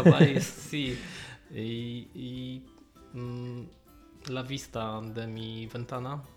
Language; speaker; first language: Spanish; non-native, learner; Polish